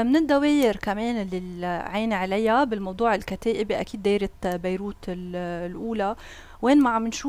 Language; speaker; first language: Arabic; native; Arabic